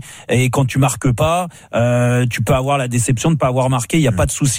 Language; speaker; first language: French; native; French